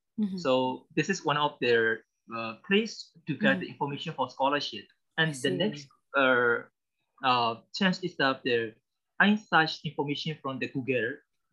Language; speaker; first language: English; non-native, learner; Burmese